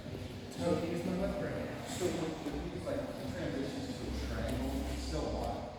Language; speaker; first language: English; native; English